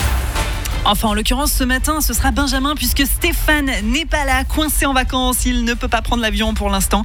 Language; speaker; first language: French; native; French